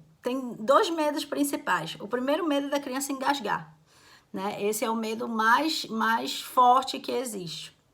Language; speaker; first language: Portuguese; native; Portuguese